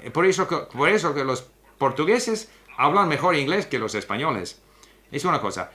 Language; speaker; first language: Spanish; non-native, fluent; English